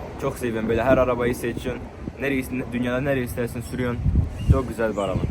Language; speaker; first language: Turkish; early bilingual, heritage; Turkish